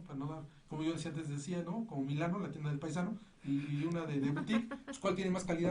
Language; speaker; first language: Spanish; native; Spanish